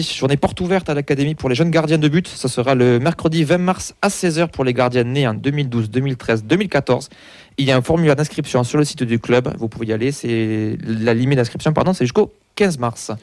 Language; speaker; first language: French; native; French